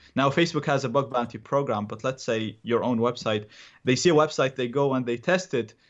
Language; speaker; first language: English; non-native, fluent; Arabic